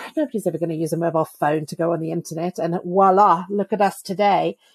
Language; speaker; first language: English; native; English